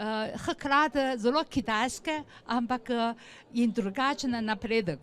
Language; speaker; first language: Slovenian; non-native, learner; Chinese